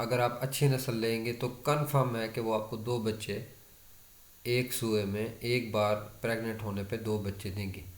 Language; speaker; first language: Urdu; non-native, local second language; Saraiki